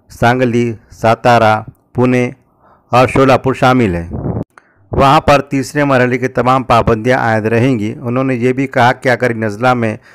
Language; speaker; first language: Urdu; native; Urdu